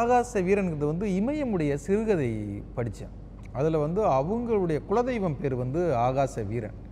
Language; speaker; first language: Tamil; native; Tamil